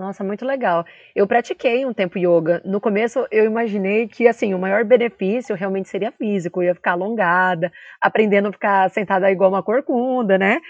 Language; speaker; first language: Portuguese; native; Portuguese